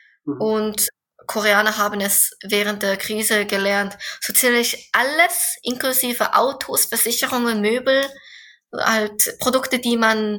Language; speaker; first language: German; non-native, fluent; Korean